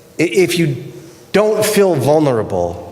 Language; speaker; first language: English; native; English